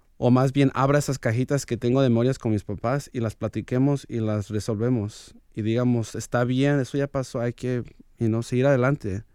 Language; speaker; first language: Spanish; early bilingual, heritage; Spanish